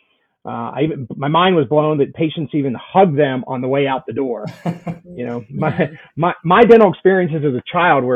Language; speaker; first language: English; native; English